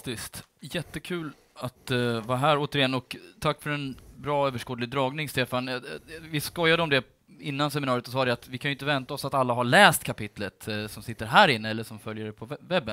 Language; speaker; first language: Swedish; native; Swedish